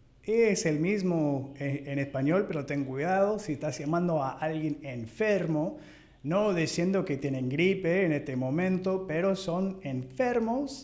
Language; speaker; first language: Spanish; non-native, fluent; English